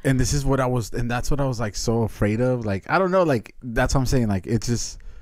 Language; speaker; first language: English; early bilingual, other home language; Spanish